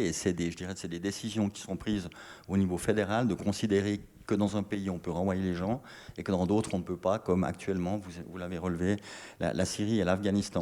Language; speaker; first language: French; native; French